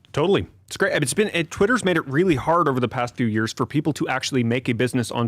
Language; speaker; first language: English; native; English